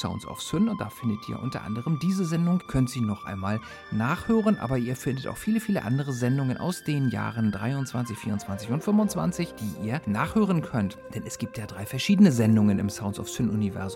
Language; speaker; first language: German; native; German